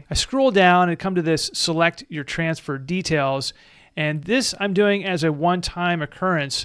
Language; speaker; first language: English; native; English